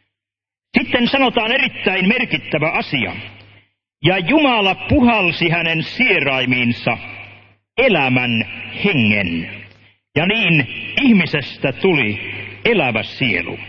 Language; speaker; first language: Finnish; native; Finnish